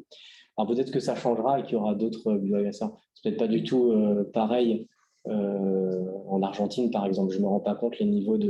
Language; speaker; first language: French; native; French